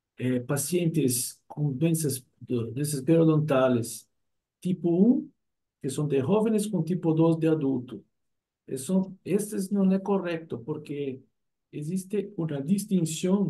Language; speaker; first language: Spanish; non-native, fluent; Portuguese